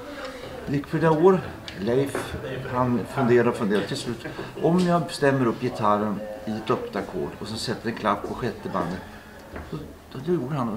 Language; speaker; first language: Swedish; native; Swedish